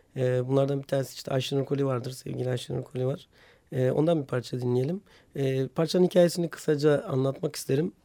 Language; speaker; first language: Turkish; non-native, local second language; Armenian